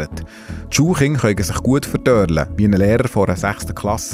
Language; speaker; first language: German; native; German